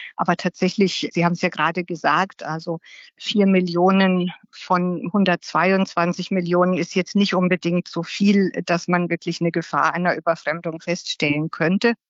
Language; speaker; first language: German; native; German